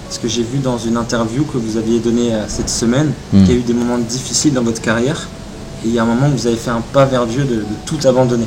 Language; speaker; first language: French; native; French